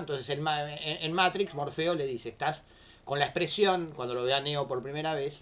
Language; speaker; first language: Spanish; native; Spanish